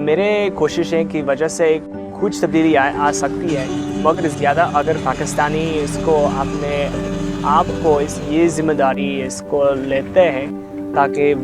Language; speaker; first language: Hindi; non-native, fluent; English